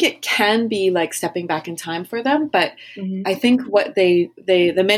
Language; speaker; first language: English; native; English